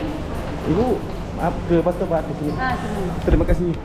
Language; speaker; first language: Indonesian; non-native, learner; Lao